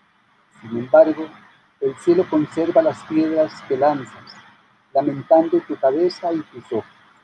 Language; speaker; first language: Spanish; native; Spanish